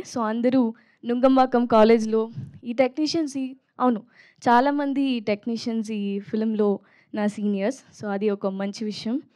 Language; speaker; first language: Telugu; non-native, learner; Tamil